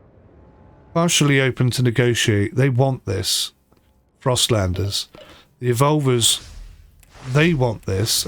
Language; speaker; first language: English; native; English